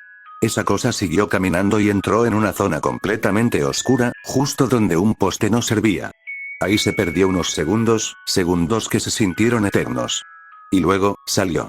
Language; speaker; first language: Spanish; native; Spanish